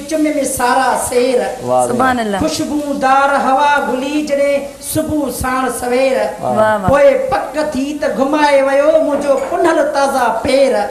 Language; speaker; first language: Sindhi; native; Sindhi